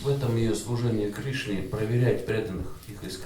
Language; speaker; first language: Russian; native; Russian